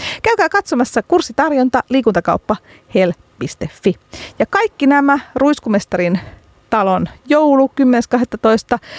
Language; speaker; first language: Finnish; native; Finnish